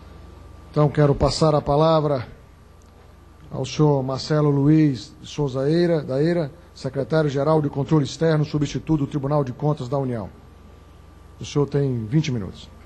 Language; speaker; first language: Portuguese; native; Portuguese